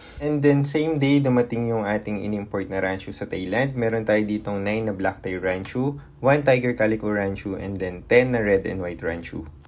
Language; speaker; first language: Filipino; native; Filipino